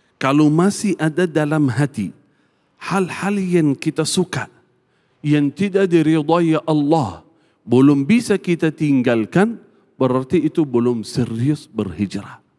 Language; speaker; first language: Malay; non-native, fluent; Arabic